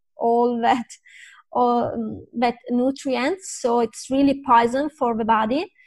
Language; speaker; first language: English; non-native, fluent; Italian